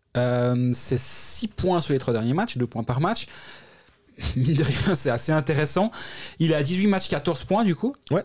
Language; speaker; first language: French; native; French